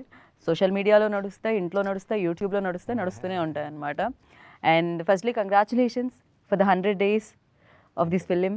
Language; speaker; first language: Telugu; native; Telugu